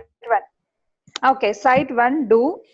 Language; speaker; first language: German; non-native, learner; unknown